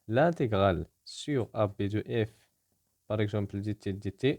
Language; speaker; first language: French; non-native, local second language; Arabic